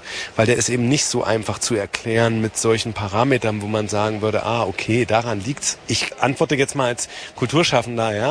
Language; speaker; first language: German; native; German